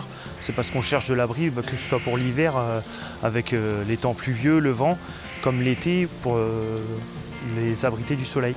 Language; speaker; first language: French; native; French